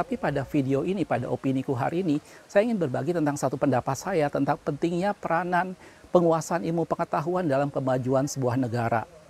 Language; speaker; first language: Indonesian; native; Indonesian